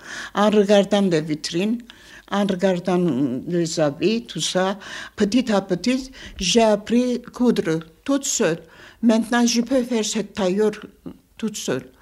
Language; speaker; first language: French; non-native, fluent; Armenian